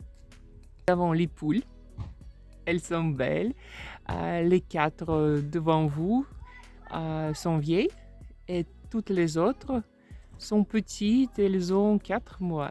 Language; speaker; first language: French; non-native, fluent; Russian